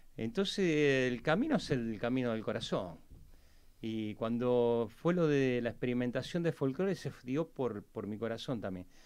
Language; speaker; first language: Spanish; native; Spanish